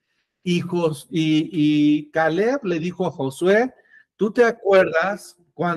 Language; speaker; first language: Spanish; native; Spanish